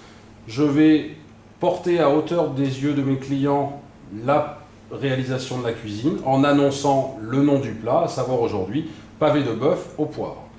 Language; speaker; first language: French; native; French